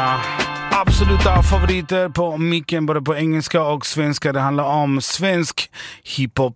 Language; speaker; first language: Swedish; native; Swedish